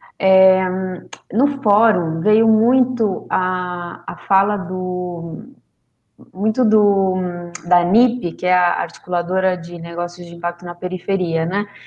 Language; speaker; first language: Portuguese; non-native, fluent; Spanish